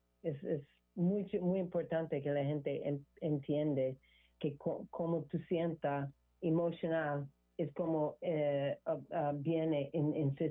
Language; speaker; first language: Spanish; non-native, learner; English